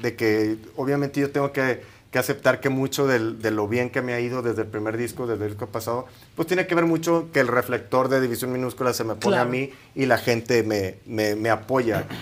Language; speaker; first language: Spanish; native; Spanish